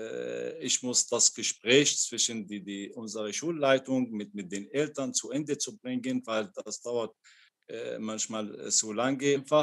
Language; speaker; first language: German; non-native, learner; Arabic